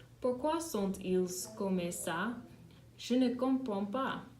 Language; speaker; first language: French; non-native, learner; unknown